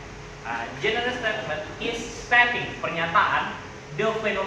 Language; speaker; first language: English; non-native, learner; Indonesian